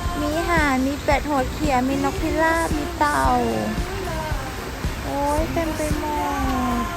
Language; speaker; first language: Thai; native; Thai